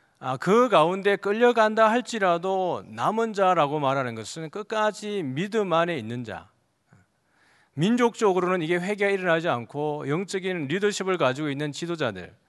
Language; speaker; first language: Korean; native; Korean